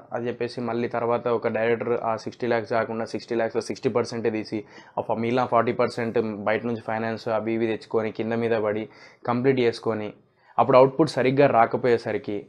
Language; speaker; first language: Telugu; native; Telugu